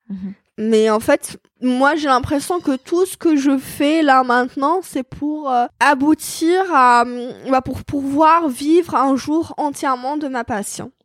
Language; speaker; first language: French; non-native, local second language; Arabic